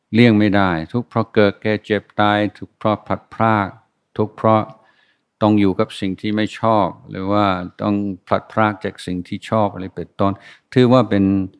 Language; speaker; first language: Thai; non-native, fluent; English